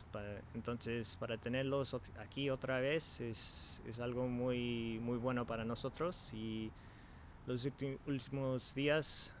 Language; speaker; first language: Spanish; early bilingual, heritage; English